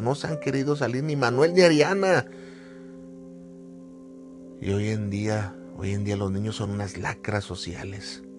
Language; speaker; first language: Spanish; native; Spanish